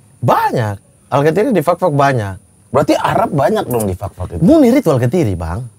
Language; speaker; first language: Indonesian; native; Indonesian